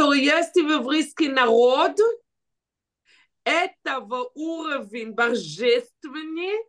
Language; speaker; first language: Russian; early bilingual, heritage; Russian